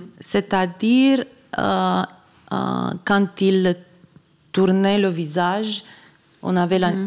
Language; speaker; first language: French; non-native, fluent; Romanian